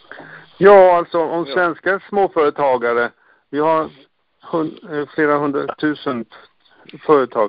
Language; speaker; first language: Swedish; native; Swedish